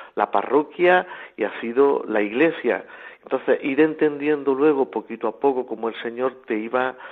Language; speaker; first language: Spanish; native; Spanish